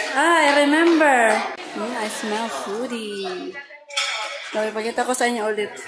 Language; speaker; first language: Filipino; native; Filipino